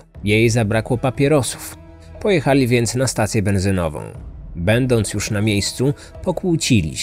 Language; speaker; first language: Polish; native; Polish